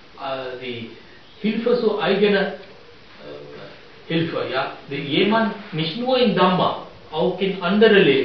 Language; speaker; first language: German; non-native, fluent; Sinhala